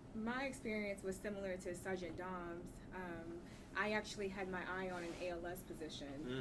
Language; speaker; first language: English; native; English